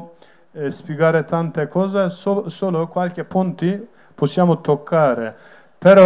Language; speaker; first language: Italian; non-native, learner; Kurdish